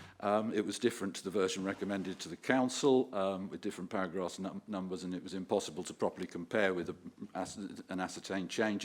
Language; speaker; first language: English; native; English